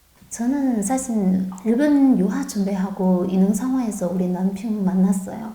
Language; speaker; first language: Korean; non-native, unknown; Chinese